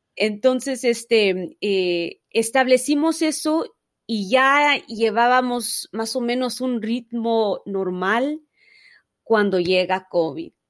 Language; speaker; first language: Spanish; early bilingual, heritage; Spanish